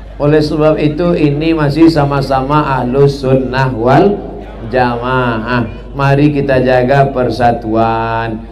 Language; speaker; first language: Indonesian; native; Indonesian